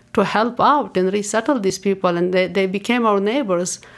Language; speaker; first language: English; non-native, fluent; Persian